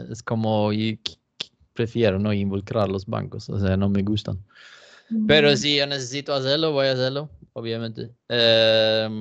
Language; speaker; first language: Spanish; non-native, fluent; Swedish